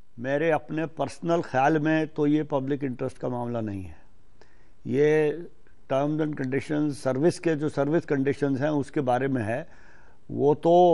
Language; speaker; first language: Hindi; native; Hindi